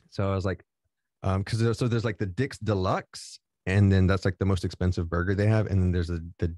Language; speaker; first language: English; native; English